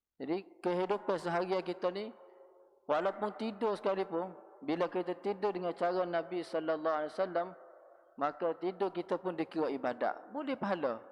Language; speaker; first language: Malay; native; Malay